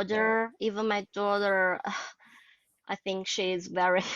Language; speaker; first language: English; non-native, learner; Chinese